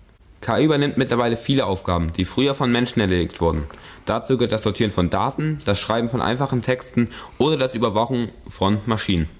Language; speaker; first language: German; native; German